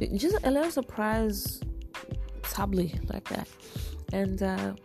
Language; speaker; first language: English; non-native, local second language; Swahili